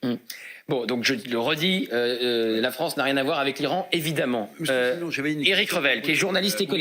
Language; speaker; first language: French; native; French